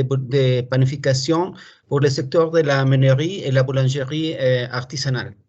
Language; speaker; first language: French; non-native, fluent; Spanish